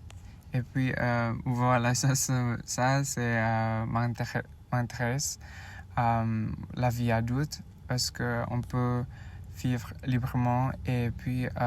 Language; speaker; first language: French; non-native, learner; Indonesian